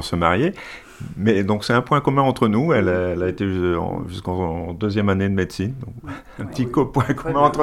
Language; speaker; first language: French; native; French